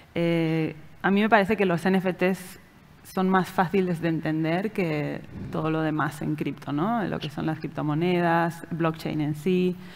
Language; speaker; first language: Spanish; native; Spanish